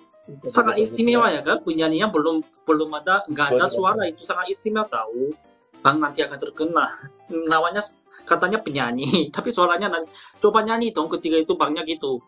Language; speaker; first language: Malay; non-native, fluent; Korean